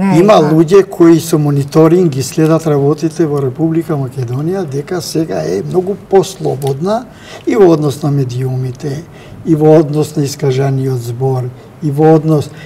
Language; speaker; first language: Macedonian; non-native, local second language; Albanian